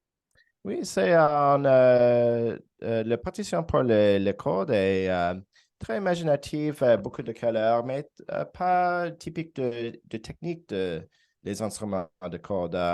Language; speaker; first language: French; non-native, learner; English